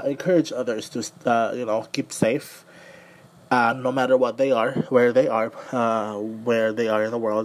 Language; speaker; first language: English; non-native, local second language; Cebuano